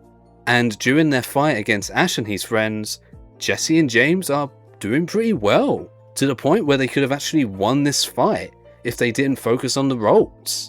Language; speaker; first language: English; native; English